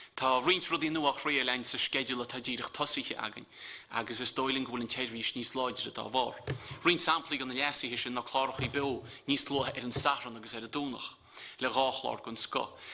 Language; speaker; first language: Irish; native; Irish